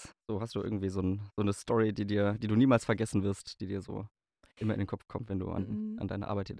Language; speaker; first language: German; native; German